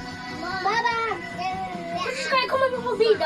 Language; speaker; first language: Swedish; early bilingual, other home language; S'gaw Karen